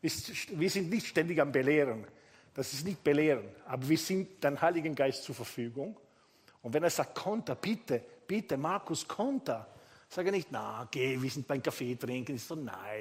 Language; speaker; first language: German; non-native, fluent; Italian